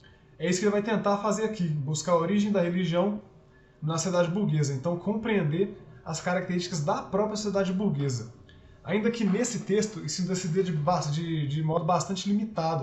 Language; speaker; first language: Portuguese; native; Portuguese